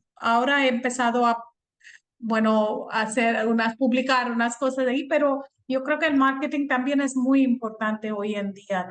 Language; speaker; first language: Spanish; non-native, fluent; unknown